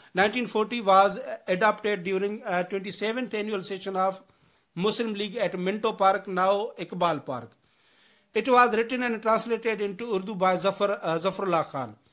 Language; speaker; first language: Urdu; non-native, local second language; Sindhi